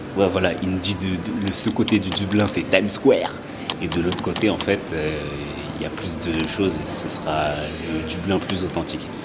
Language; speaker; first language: French; native; French